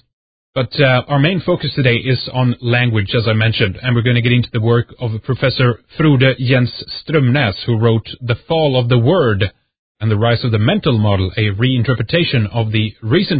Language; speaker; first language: English; non-native, fluent; Swedish